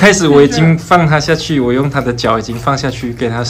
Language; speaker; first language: Chinese; native; Chinese